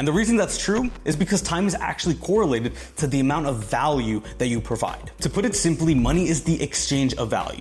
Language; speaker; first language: English; native; English